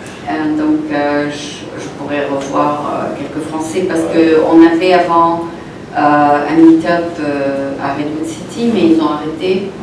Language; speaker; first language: French; non-native, local second language; Arabic